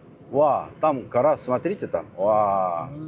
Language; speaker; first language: Russian; non-native, learner; Korean